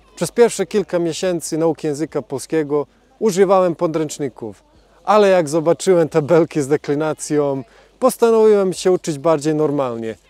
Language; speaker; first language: Polish; non-native, fluent; Serbian